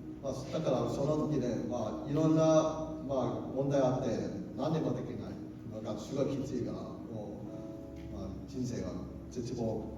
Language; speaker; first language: Japanese; non-native, learner; Cantonese